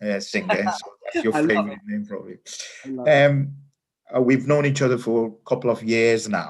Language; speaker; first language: English; non-native, fluent; Persian